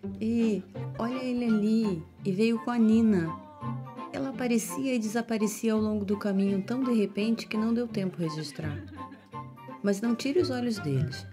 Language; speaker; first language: Portuguese; native; Portuguese